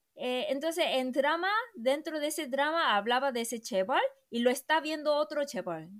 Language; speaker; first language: Spanish; non-native, fluent; Korean